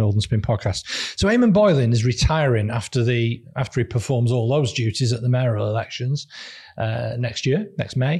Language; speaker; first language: English; native; English